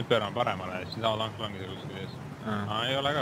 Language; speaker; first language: Estonian; native; Estonian